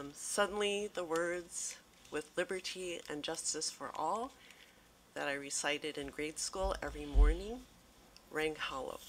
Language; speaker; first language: English; native; English